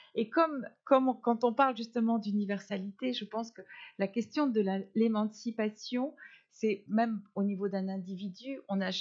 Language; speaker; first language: French; non-native, fluent; Spanish